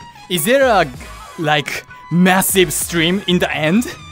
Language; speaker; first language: English; non-native, learner; Japanese